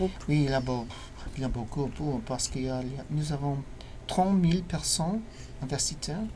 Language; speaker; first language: French; non-native, learner; English